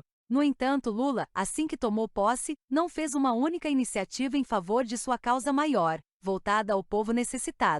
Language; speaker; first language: Portuguese; native; Portuguese